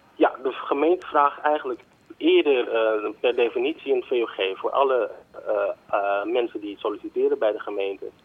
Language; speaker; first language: Dutch; native; Dutch